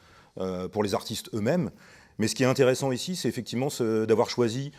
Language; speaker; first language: French; native; French